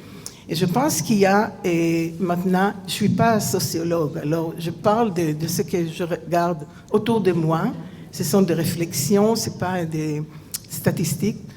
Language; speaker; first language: French; non-native, fluent; Hebrew